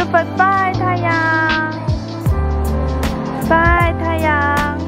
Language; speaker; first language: Chinese; native; Chinese